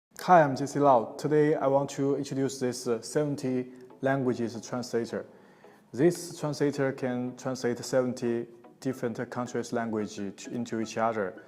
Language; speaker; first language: English; non-native, learner; Chinese